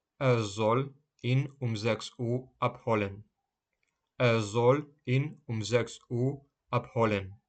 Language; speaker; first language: German; non-native, fluent; Ukrainian